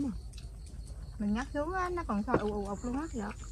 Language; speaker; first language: Vietnamese; native; Vietnamese